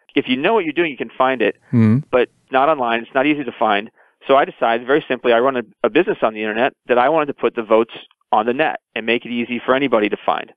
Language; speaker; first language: English; native; English